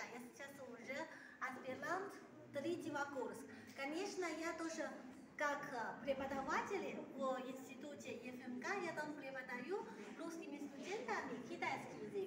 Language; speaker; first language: Russian; non-native, learner; Chinese